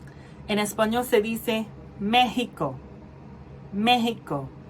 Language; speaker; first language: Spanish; non-native, fluent; Filipino